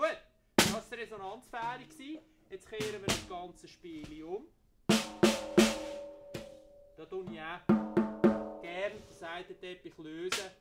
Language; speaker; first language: German; native; German